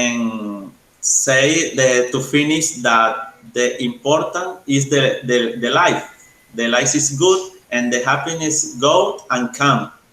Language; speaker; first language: English; non-native, learner; Spanish